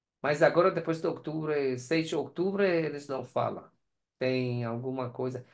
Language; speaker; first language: Portuguese; non-native, learner; Persian